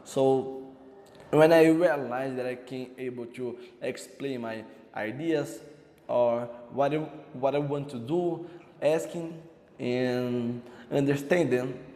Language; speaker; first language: English; non-native, learner; Portuguese